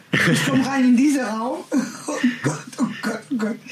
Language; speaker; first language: German; non-native, learner; French